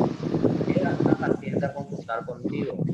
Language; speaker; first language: Spanish; non-native, fluent; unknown